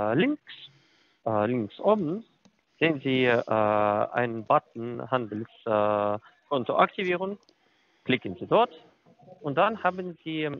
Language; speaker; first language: German; non-native, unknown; Russian